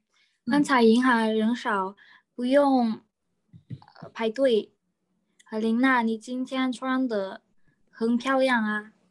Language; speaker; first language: Chinese; non-native, learner; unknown